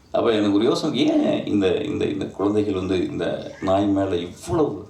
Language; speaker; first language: Tamil; native; Tamil